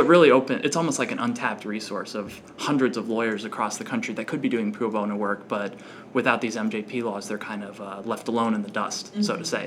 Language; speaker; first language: English; native; English